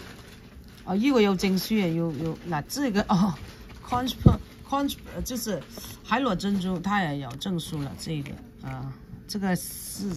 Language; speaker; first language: Chinese; non-native, local second language; Cantonese